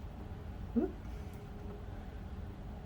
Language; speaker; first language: English; native; English